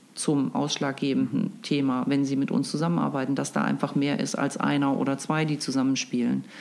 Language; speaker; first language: German; native; German